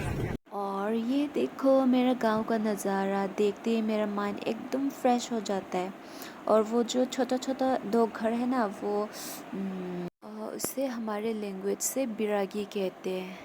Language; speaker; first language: Hindi; non-native, local second language; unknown